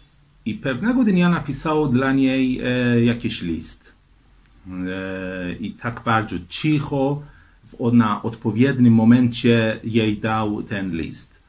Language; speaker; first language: Polish; non-native, fluent; Persian